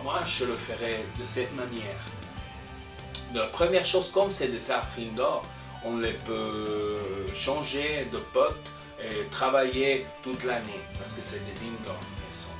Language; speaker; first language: French; non-native, local second language; German